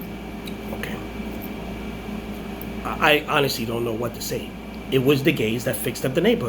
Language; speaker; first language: English; native; English